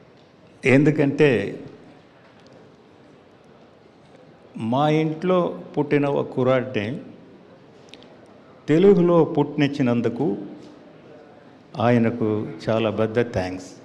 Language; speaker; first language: Telugu; non-native, learner; Tamil